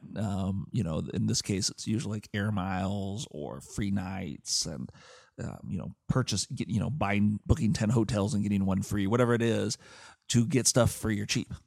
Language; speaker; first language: English; native; English